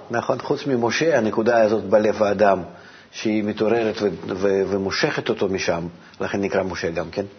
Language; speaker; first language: Hebrew; non-native, fluent; Russian